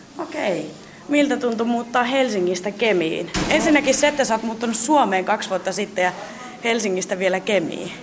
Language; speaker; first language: Finnish; native; Finnish